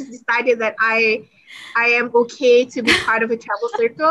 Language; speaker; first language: English; non-native, local second language; Malay